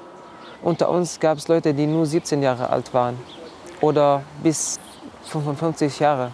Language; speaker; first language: German; non-native, fluent; Arabic